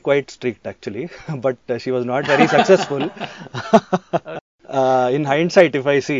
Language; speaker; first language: English; non-native, local second language; Kannada